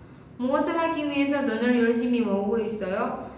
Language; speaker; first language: Korean; non-native, fluent; Indonesian